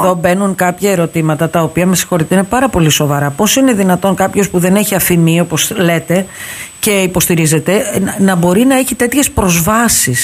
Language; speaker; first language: Greek; native; Greek